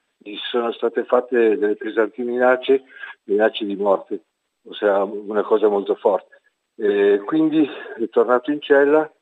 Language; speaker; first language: Italian; native; Italian